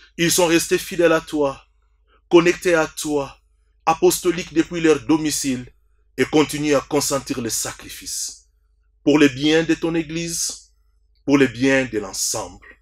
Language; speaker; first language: French; non-native, local second language; Swahili